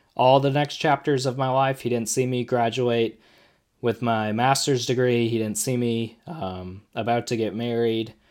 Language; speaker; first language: English; native; English